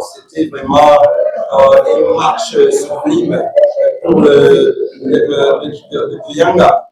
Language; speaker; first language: French; non-native, local second language; Kinyarwanda